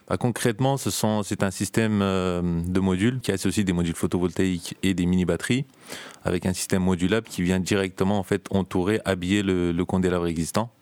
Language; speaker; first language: French; early bilingual, other home language; Turkish